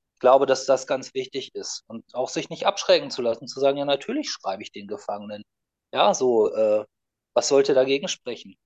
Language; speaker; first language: German; native; German